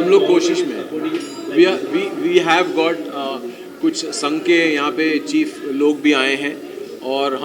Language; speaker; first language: Hindi; native; Hindi